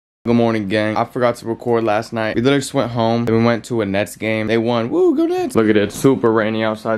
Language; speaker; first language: English; native; English